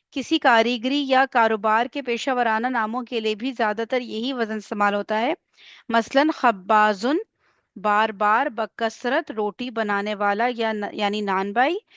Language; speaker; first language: Urdu; native; Urdu